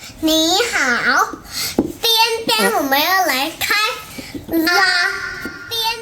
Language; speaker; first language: Chinese; early bilingual, heritage; Chinese